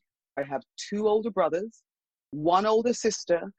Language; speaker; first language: English; native; English